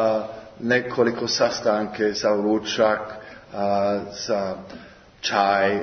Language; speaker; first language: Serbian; non-native, learner; English